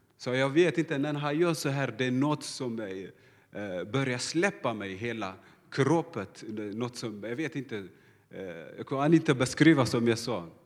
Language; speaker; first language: Swedish; non-native, learner; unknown